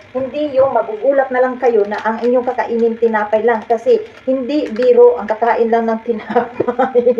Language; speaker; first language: Filipino; native; Filipino